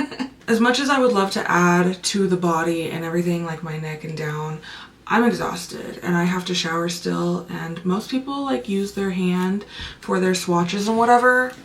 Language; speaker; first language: English; native; English